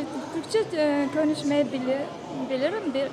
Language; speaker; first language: Turkish; non-native, learner; Uzbek